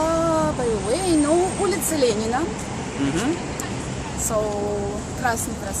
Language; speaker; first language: English; non-native, learner; Russian